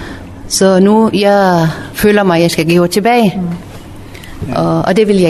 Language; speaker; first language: Danish; non-native, learner; Persian